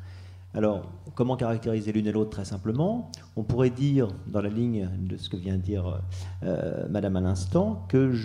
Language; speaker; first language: French; native; French